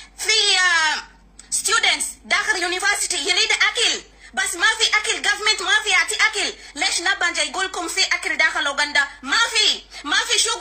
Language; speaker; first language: Arabic; non-native, learner; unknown